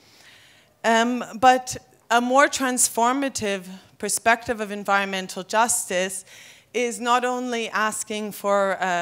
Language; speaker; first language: English; native; English